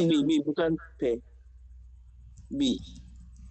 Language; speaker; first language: Indonesian; non-native, fluent; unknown